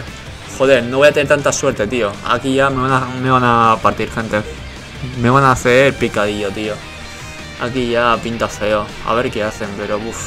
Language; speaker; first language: Spanish; native; Spanish